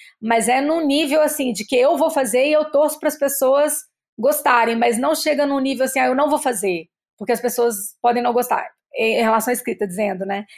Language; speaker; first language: Portuguese; native; Portuguese